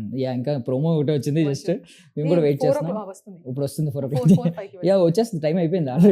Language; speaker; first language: Telugu; native; Telugu